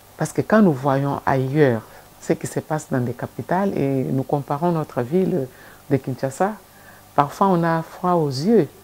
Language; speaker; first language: French; non-native, local second language; Lingala